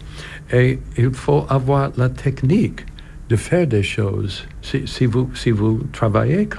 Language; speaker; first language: French; non-native, learner; English